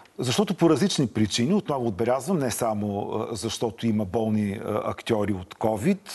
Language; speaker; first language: Bulgarian; native; Bulgarian